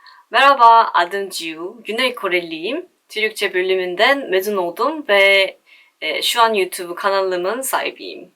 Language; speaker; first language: Turkish; non-native, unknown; Korean